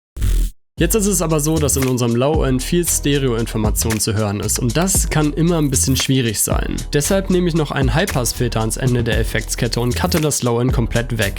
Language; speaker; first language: German; native; German